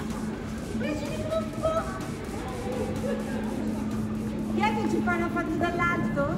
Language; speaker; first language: Italian; native; Italian